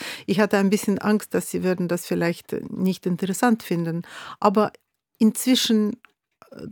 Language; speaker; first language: German; non-native, fluent; Russian